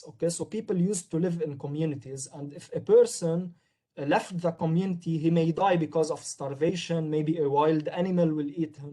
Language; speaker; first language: English; non-native, local second language; Arabic